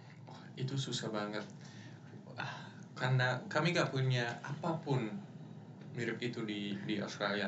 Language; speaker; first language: Indonesian; non-native, fluent; English